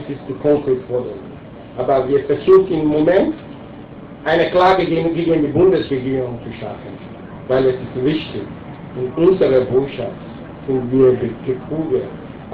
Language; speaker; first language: German; non-native, learner; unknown